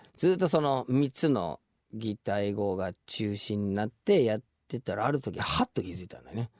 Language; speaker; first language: Japanese; non-native, fluent; English